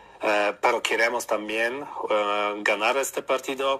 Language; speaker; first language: Spanish; non-native, learner; Polish